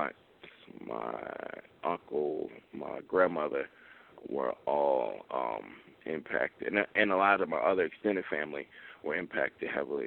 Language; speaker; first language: English; native; English